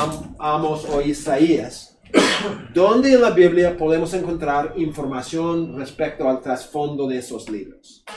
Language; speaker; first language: Spanish; non-native, fluent; English